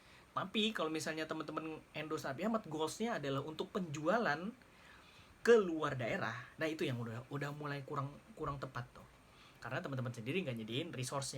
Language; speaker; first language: Indonesian; native; Indonesian